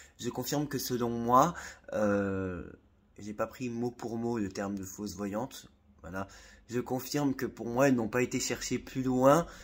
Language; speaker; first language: French; native; French